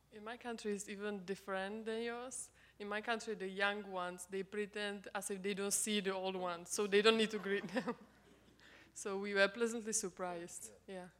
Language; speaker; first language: English; non-native, fluent; Czech